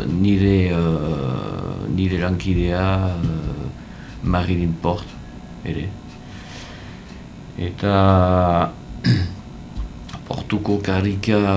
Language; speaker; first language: Basque; non-native, learner; French